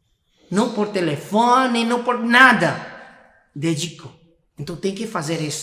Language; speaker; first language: Portuguese; non-native, fluent; Spanish